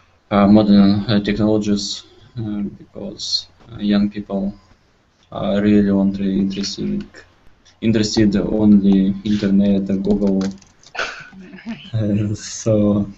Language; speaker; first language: English; non-native, learner; Russian